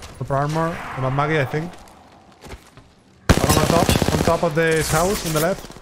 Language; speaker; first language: English; non-native, fluent; Spanish